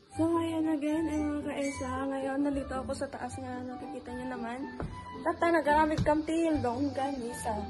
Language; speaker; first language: Filipino; non-native, local second language; Iloko